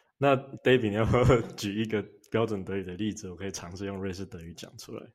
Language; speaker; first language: Chinese; native; Chinese